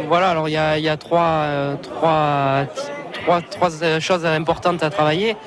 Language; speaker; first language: French; native; French